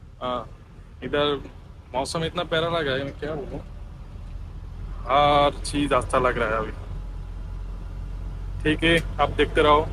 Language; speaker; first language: Hindi; non-native, learner; Bangla